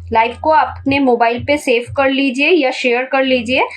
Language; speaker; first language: Hindi; non-native, local second language; Bangla